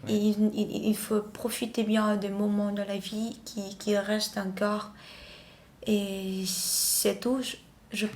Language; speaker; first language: French; non-native, learner; Vietnamese